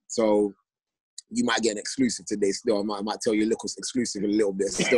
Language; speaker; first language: English; native; English